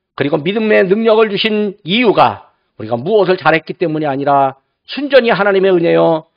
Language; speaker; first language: Korean; native; Korean